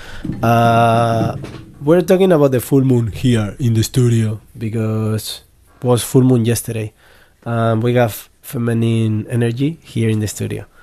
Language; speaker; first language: English; non-native, fluent; Spanish